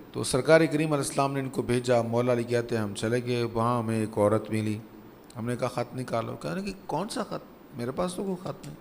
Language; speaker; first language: Urdu; non-native, local second language; Punjabi